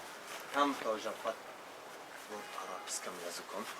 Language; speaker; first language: Russian; non-native, local second language; Kyrgyz